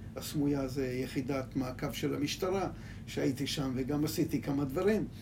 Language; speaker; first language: Hebrew; early bilingual, other home language; Hungarian